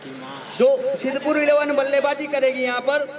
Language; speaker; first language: Hindi; non-native, local second language; Gujarati